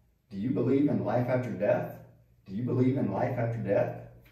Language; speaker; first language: English; native; English